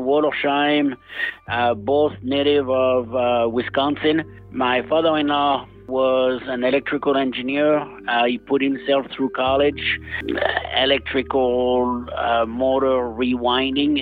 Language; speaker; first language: English; non-native, fluent; French